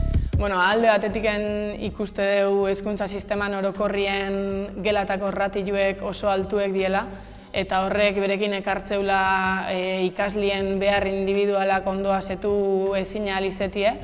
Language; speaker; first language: Basque; native; Basque